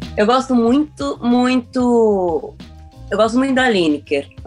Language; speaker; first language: Portuguese; native; Portuguese